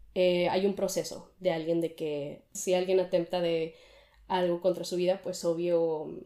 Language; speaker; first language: Spanish; early bilingual, heritage; Spanish